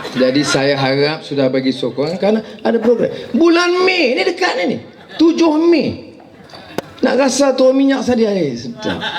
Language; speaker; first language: Malay; native; Malay